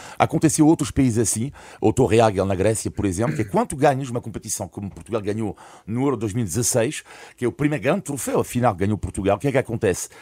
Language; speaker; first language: Portuguese; non-native, fluent; French